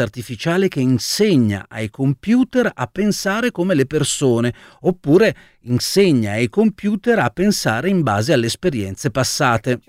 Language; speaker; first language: Italian; native; Italian